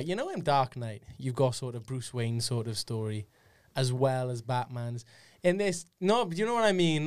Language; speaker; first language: English; native; English